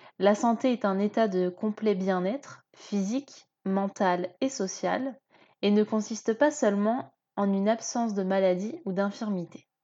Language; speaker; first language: French; native; French